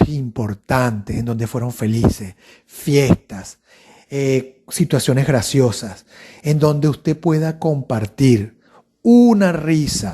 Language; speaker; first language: Spanish; native; Spanish